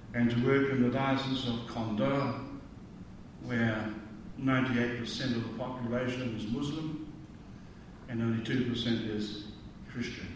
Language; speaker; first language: English; native; English